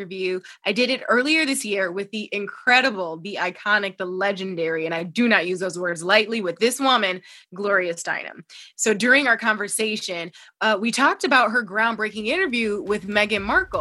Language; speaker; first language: English; native; English